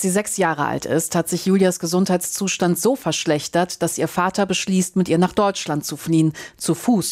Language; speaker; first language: German; native; German